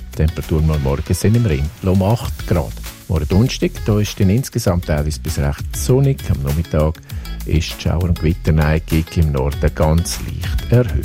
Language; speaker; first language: German; native; German